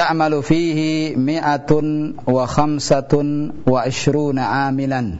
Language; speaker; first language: Arabic; non-native, fluent; Indonesian